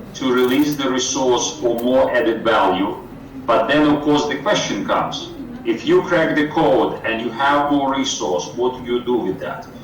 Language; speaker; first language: English; non-native, fluent; Ukrainian